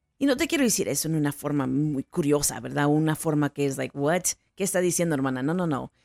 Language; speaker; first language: Spanish; early bilingual, heritage; Spanish